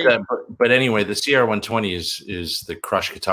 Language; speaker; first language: English; native; English